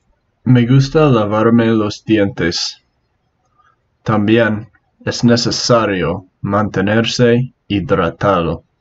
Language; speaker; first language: Spanish; non-native, learner; English